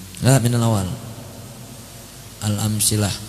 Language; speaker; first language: Arabic; non-native, fluent; Indonesian